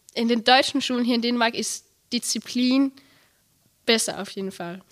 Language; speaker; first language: German; early bilingual, heritage; Danish